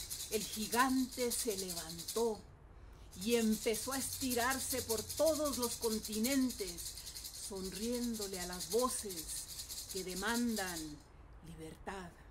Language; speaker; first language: Spanish; early bilingual, heritage; Spanish